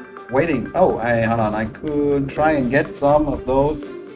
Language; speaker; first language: English; non-native, fluent; French